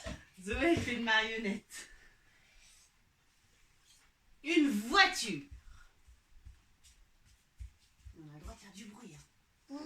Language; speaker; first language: French; native; French